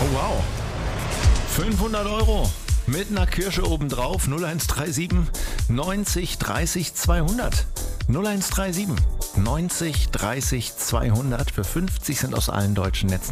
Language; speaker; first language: German; native; German